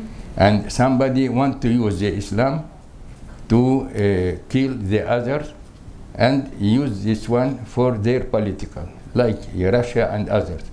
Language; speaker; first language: English; non-native, learner; Crimean Tatar